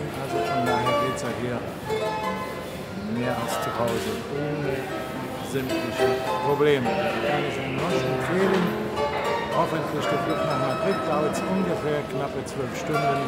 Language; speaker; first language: German; non-native, fluent; Polish